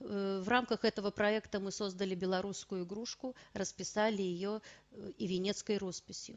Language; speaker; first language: Russian; native; Russian